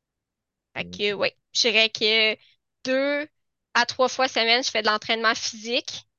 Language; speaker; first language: French; native; French